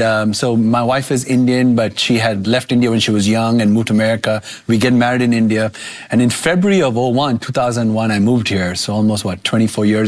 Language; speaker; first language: English; non-native, local second language; Bangla